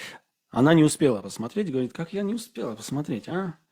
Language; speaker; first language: Russian; non-native, fluent; Armenian